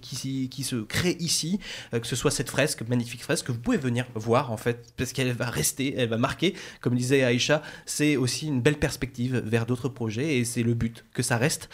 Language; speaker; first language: French; native; French